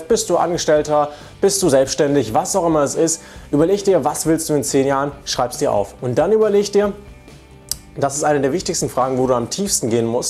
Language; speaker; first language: German; native; German